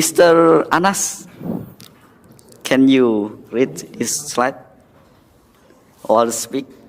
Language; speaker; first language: English; non-native, learner; Indonesian